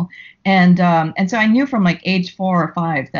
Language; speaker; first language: English; native; English